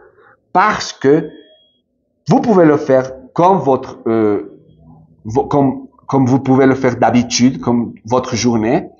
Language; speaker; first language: French; non-native, fluent; Spanish